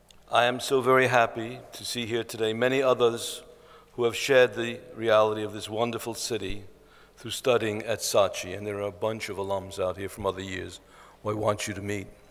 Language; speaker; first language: English; native; English